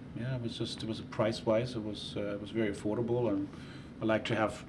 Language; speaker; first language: English; non-native, fluent; German